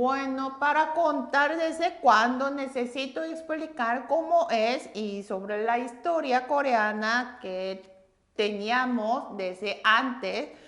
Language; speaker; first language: Spanish; non-native, fluent; Korean